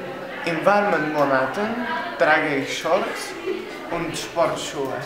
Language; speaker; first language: German; non-native, learner; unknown